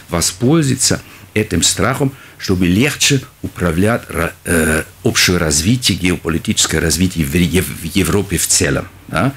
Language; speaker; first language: Russian; non-native, fluent; German